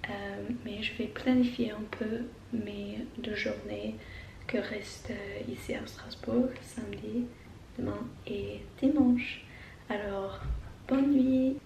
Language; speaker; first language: French; non-native, learner; English